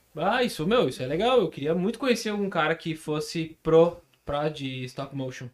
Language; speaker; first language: Portuguese; native; Portuguese